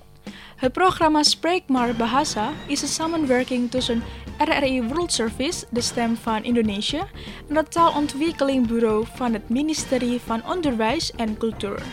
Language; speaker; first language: Dutch; non-native, learner; Indonesian